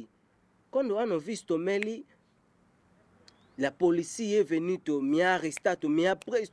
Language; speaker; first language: Italian; non-native, learner; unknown